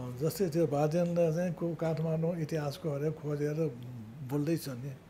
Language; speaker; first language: Nepali; non-native, local second language; Newari